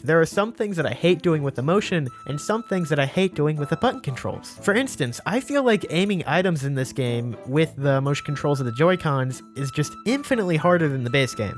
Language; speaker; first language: English; native; English